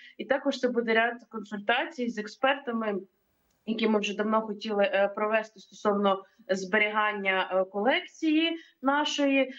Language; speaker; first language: Ukrainian; native; Ukrainian